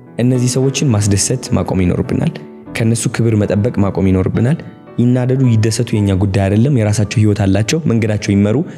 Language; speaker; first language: Amharic; non-native, local second language; Tigrinya